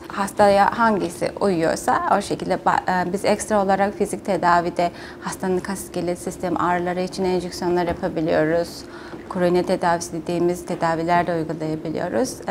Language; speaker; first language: Turkish; non-native, fluent; Mongolian